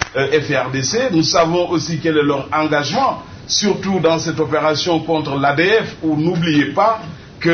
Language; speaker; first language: French; native; French